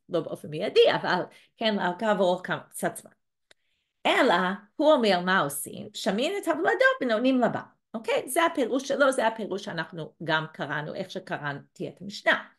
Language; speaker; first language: Hebrew; non-native, fluent; English